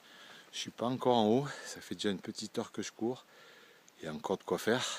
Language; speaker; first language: French; native; French